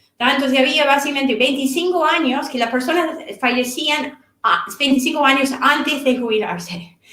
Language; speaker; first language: Spanish; non-native, fluent; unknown